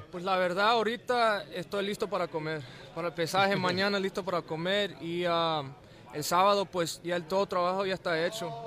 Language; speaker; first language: Spanish; early bilingual, heritage; Spanish